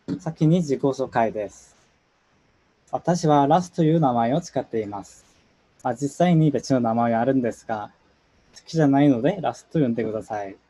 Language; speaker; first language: Japanese; non-native, learner; Korean